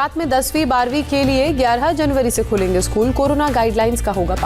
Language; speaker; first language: Hindi; native; Hindi